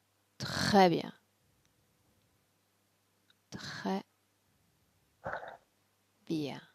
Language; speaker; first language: French; native; French